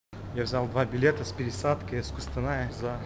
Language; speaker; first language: Russian; native; Russian